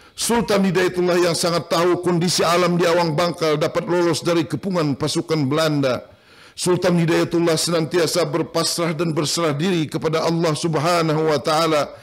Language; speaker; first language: Indonesian; non-native, local second language; Banjar